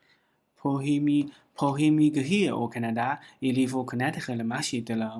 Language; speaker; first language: French; non-native, learner; Chinese